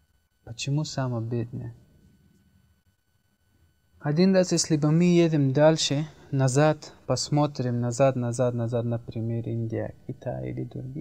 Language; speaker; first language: Russian; non-native, learner; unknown